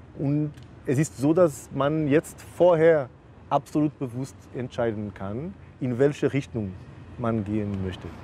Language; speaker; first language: German; non-native, fluent; Portuguese